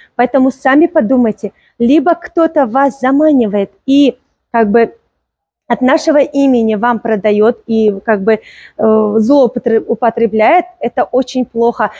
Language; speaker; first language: Russian; non-native, local second language; Tajik